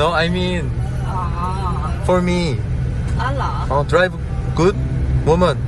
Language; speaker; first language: English; non-native, learner; Korean